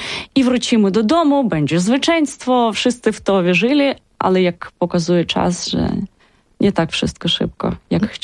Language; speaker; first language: Polish; non-native, learner; Ukrainian